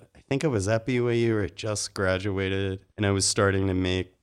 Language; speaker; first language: English; native; English